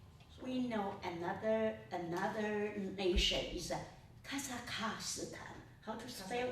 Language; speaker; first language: English; non-native, learner; Chinese